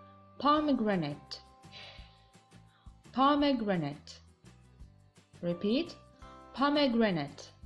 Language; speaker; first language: English; non-native, fluent; Arabic